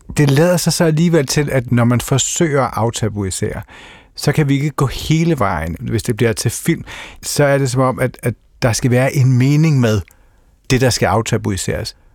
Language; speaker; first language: Danish; native; Danish